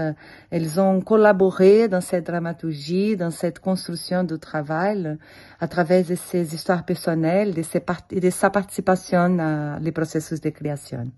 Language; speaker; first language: French; non-native, fluent; Portuguese